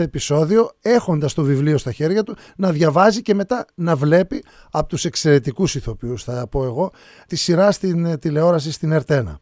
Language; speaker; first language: Greek; native; Greek